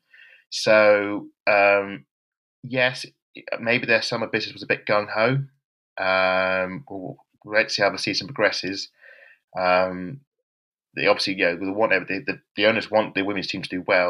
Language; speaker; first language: English; native; English